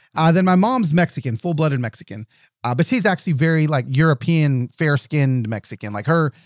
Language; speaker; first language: English; early bilingual, other home language; Yoruba